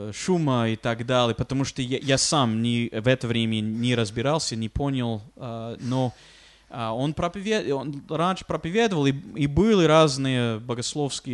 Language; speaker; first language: Russian; non-native, fluent; English